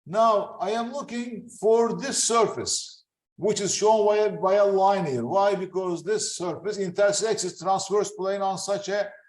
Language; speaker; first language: English; non-native, fluent; Turkish